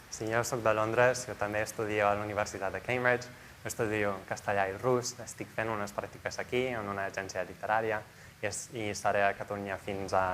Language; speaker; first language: Catalan; non-native, fluent; English